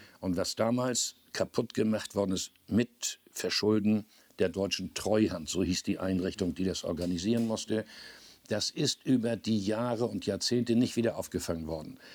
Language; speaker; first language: German; native; German